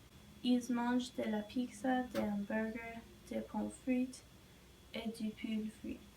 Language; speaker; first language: French; non-native, learner; English